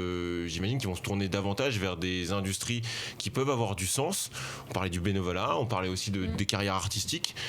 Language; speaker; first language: French; native; French